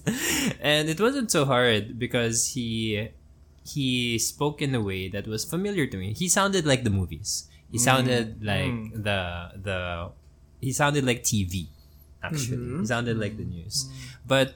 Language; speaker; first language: English; non-native, local second language; Filipino